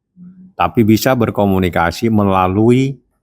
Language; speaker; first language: Indonesian; native; Indonesian